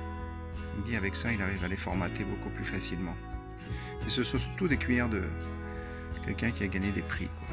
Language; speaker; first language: French; native; French